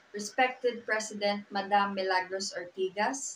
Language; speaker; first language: English; non-native, local second language; Cebuano